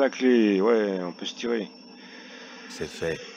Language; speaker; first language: French; native; French